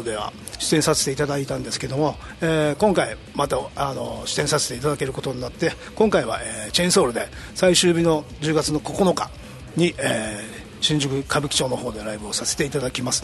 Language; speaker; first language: Japanese; native; Japanese